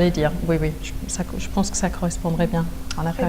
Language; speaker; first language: French; native; French